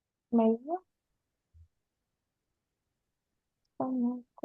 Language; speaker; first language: Chinese; non-native, learner; Indonesian